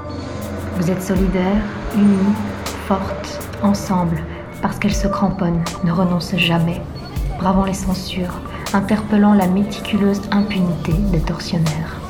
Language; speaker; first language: French; native; French